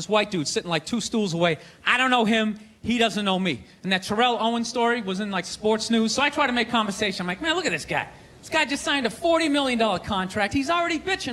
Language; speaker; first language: English; native; English